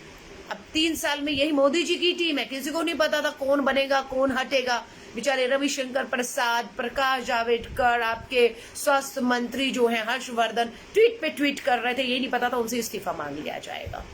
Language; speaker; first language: Hindi; native; Hindi